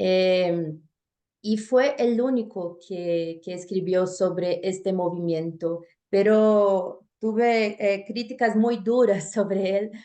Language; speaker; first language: Spanish; non-native, fluent; Portuguese